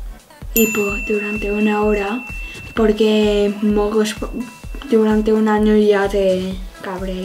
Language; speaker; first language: Spanish; early bilingual, heritage; Spanish